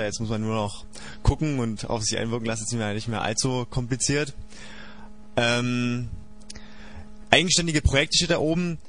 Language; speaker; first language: German; native; German